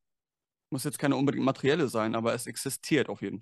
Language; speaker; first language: German; native; German